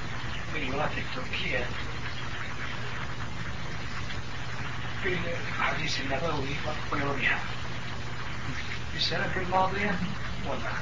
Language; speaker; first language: Arabic; non-native, fluent; Turkish